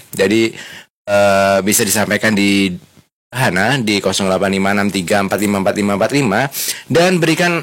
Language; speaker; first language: Indonesian; native; Indonesian